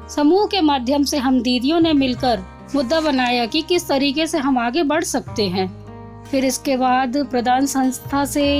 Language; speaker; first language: Hindi; native; Hindi